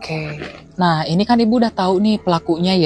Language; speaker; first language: Indonesian; native; Indonesian